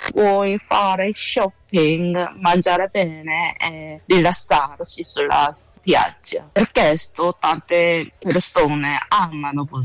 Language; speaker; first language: Italian; non-native, learner; Korean